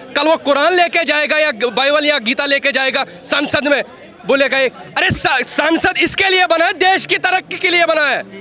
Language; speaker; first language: Hindi; native; Hindi